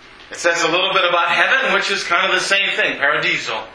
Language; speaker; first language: English; native; English